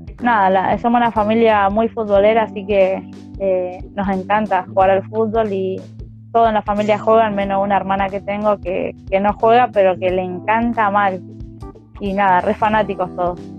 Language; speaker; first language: Spanish; native; Spanish